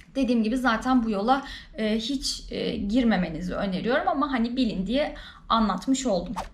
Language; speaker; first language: Turkish; native; Turkish